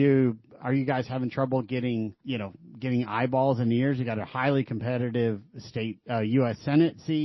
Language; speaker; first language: English; native; English